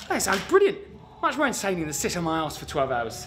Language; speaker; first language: English; native; English